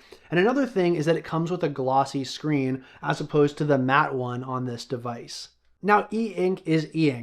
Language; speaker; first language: English; native; English